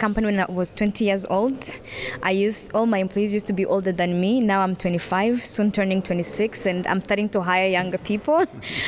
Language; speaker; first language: English; non-native, local second language; Kinyarwanda